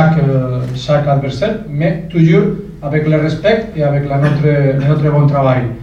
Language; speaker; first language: French; non-native, fluent; Spanish